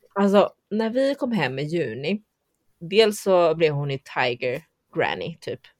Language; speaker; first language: Swedish; early bilingual, heritage; Chinese